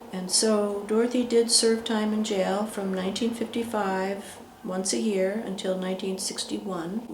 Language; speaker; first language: English; native; English